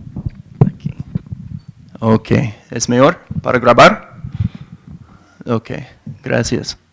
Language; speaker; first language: Spanish; non-native, fluent; English